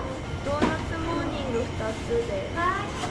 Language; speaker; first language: Japanese; native; Japanese